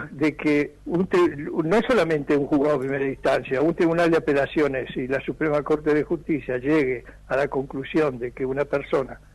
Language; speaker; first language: Spanish; native; Spanish